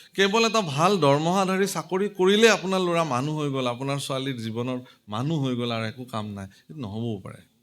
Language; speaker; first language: Assamese; native; Assamese